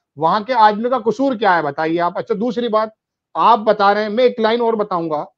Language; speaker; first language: Hindi; native; Hindi